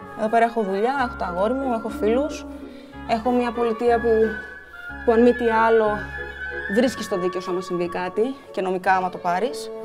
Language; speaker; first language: Greek; native; Greek